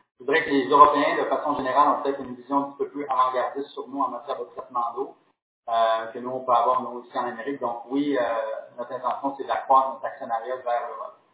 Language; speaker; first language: French; native; French